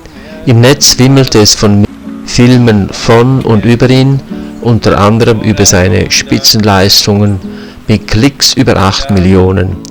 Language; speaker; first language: German; native; German